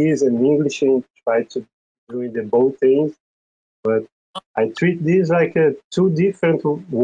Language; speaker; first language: English; non-native, fluent; Portuguese